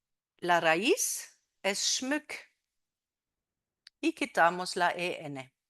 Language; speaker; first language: Spanish; non-native, fluent; German